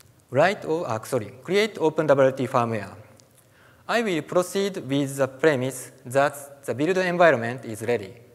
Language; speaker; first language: English; non-native, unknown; Japanese